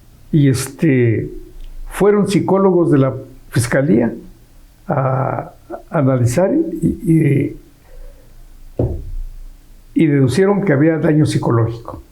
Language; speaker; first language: Spanish; native; Spanish